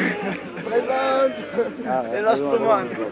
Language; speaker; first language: French; native; French